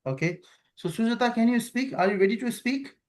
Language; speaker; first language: English; non-native, fluent; Nepali